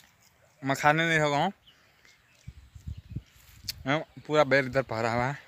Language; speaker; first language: Hindi; non-native, local second language; Bangla